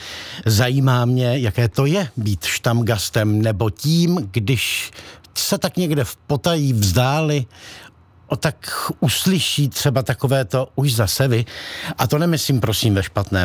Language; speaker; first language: Czech; native; Czech